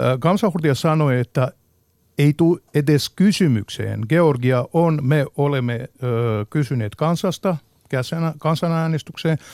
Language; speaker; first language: Finnish; non-native, fluent; Georgian